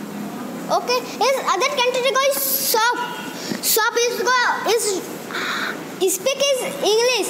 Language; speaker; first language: English; non-native, learner; Hindi